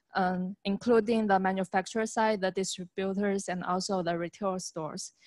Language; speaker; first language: English; non-native, fluent; Chinese